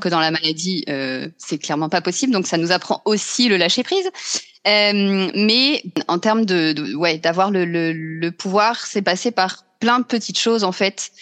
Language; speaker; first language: French; native; French